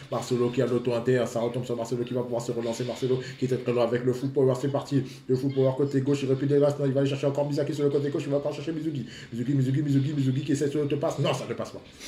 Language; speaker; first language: French; native; French